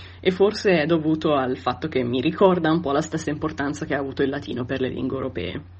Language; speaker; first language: Italian; native; Italian